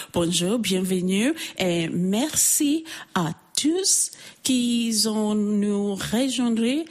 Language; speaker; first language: French; non-native, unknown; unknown